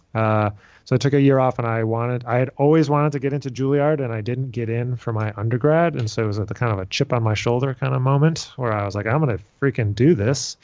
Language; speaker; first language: English; native; English